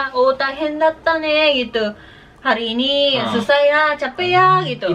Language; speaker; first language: Indonesian; non-native, learner; Japanese